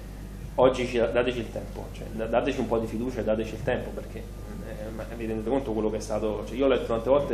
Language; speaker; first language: Italian; native; Italian